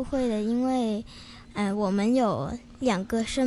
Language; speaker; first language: Chinese; non-native, local second language; Cantonese